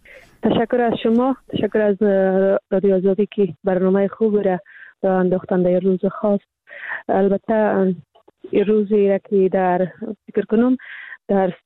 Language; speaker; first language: Persian; native; Persian